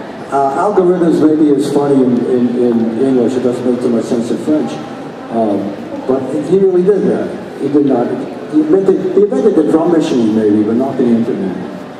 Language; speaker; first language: English; native; English